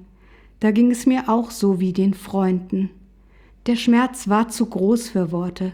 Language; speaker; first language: German; native; German